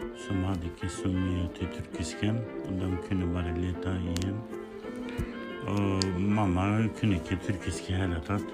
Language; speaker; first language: Norwegian; non-native, learner; Kurdish